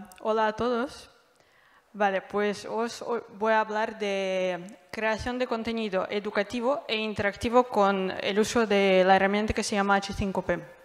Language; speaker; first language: Spanish; non-native, fluent; Russian